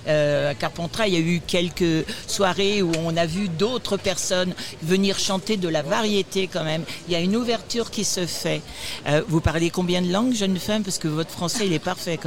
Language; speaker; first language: French; native; French